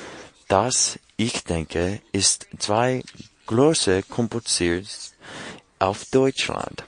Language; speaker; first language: German; non-native, learner; English